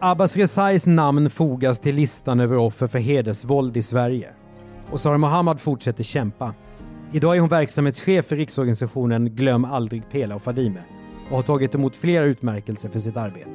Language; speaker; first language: Swedish; native; Swedish